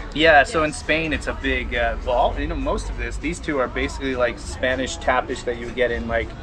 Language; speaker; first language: English; native; English